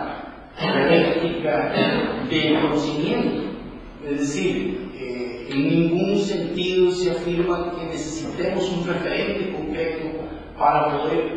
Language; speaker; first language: Spanish; non-native, fluent; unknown